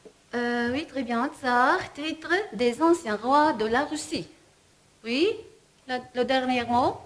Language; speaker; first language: French; non-native, fluent; Arabic